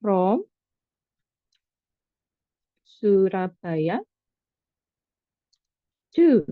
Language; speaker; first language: English; non-native, fluent; Indonesian